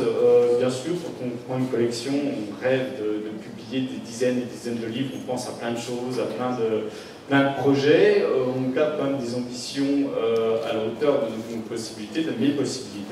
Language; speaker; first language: French; native; French